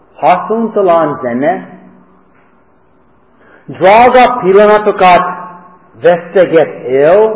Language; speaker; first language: Hungarian; non-native, learner; English